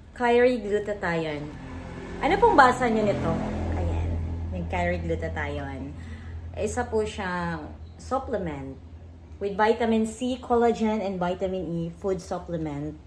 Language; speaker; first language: Filipino; non-native, local second language; Cebuano